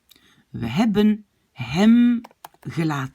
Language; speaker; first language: Dutch; non-native, fluent; French